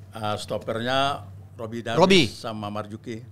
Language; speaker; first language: Indonesian; native; Indonesian